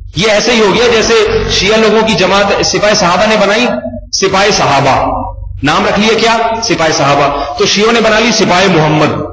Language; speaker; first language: Urdu; native; Urdu